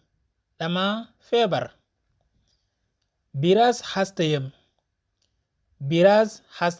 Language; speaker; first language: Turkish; non-native, fluent; Wolof